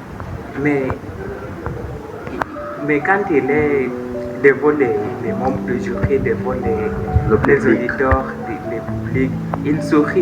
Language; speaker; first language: French; non-native, learner; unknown